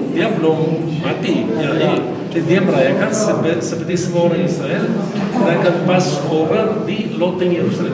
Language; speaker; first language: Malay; non-native, fluent; Hebrew